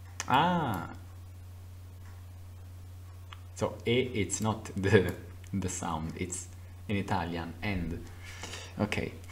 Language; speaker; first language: English; non-native, fluent; Italian